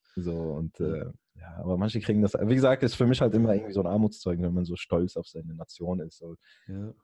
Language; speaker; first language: German; early bilingual, other home language; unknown